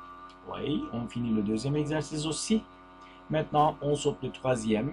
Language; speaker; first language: French; non-native, fluent; Turkish